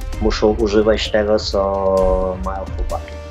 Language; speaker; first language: Polish; non-native, fluent; Ukrainian